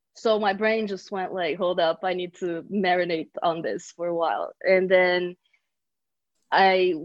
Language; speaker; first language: English; early bilingual, other home language; Bulgarian